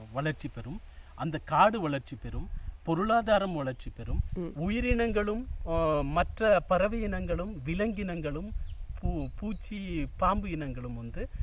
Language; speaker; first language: Tamil; non-native, local second language; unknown